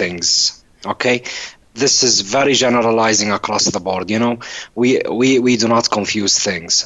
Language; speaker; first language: English; non-native, fluent; Arabic